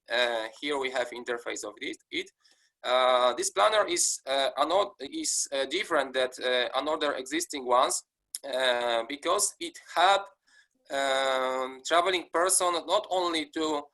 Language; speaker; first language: English; non-native, fluent; Polish